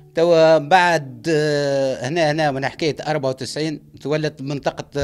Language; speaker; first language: Arabic; native; Arabic